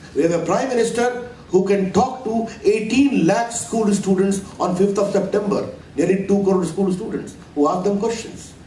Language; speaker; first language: English; non-native, local second language; Hindi